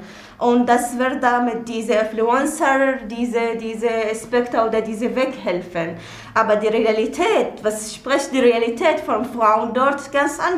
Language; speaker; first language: German; non-native, learner; Arabic